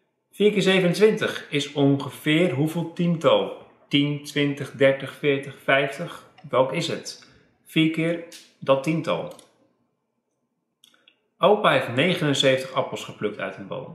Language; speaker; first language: Dutch; native; Dutch